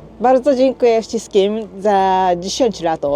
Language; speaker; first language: Polish; non-native, learner; Japanese